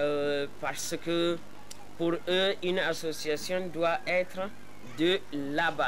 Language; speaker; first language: French; non-native, local second language; Hausa